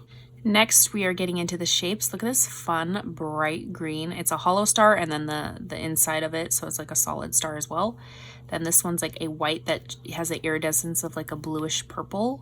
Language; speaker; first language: English; native; English